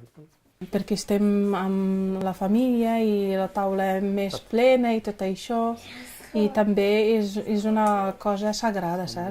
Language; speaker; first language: Catalan; non-native, fluent; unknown